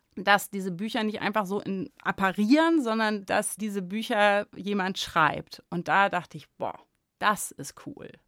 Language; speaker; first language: German; native; German